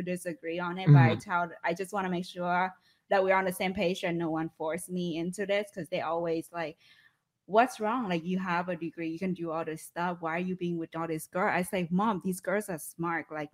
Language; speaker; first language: English; non-native, fluent; Vietnamese